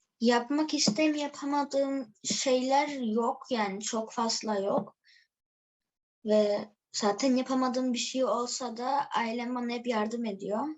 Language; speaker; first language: Turkish; early bilingual, heritage; Turkish